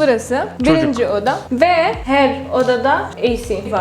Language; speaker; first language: Turkish; non-native, learner; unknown